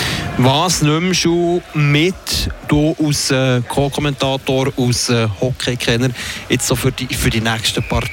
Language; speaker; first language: German; native; German